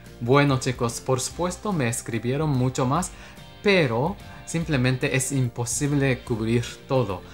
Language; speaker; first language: Spanish; non-native, fluent; Japanese